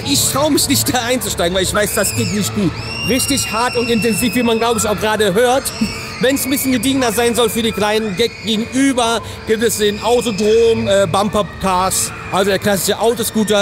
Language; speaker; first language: German; native; German